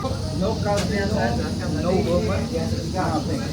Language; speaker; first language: English; non-native, learner; Indonesian